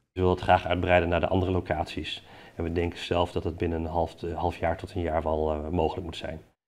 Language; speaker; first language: Dutch; native; Dutch